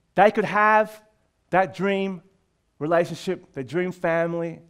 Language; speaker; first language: English; native; English